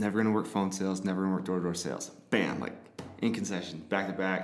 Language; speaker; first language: English; native; English